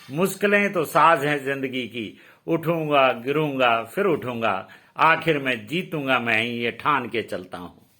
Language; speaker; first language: Hindi; native; Hindi